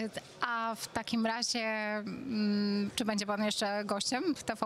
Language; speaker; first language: Polish; native; Polish